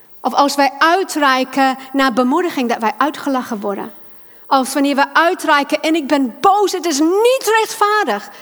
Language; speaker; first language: Dutch; non-native, fluent; English